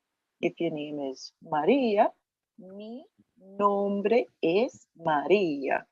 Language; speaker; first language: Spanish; non-native, fluent; English